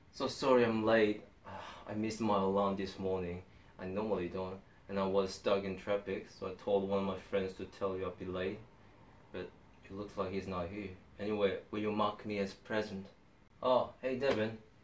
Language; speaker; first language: English; non-native, fluent; Korean